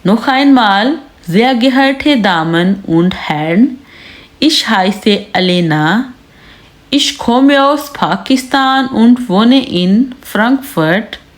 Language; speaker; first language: German; non-native, learner; Urdu